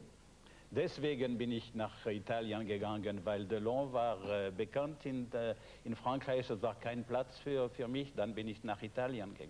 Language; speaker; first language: German; non-native, fluent; French